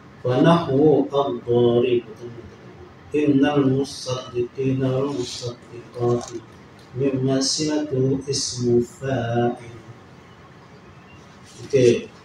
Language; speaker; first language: Arabic; non-native, fluent; Indonesian